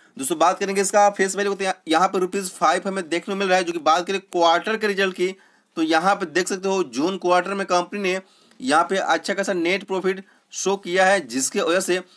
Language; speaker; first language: Hindi; native; Hindi